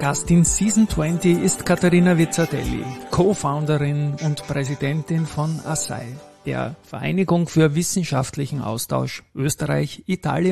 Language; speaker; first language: German; native; German